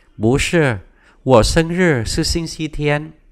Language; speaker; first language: Chinese; non-native, fluent; Vietnamese